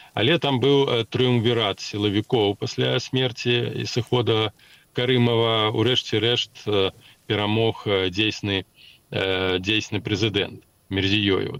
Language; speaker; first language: Belarusian; non-native, local second language; Russian